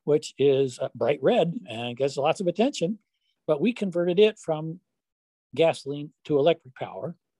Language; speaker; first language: English; native; English